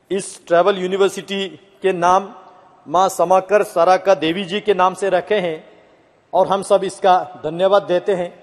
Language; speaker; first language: Hindi; native; Hindi